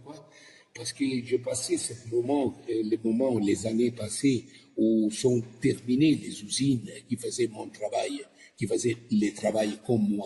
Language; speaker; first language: French; non-native, learner; Italian